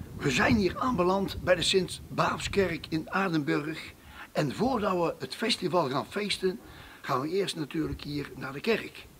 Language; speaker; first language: Dutch; native; Dutch